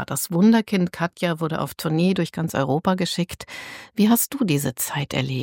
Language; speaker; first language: German; native; German